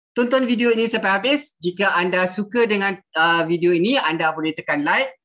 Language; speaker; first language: Malay; native; Malay